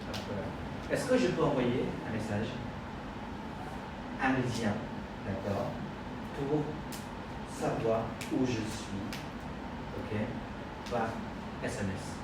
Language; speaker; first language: French; non-native, fluent; Khmer